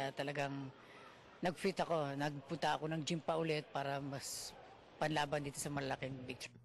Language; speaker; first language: Filipino; native; Filipino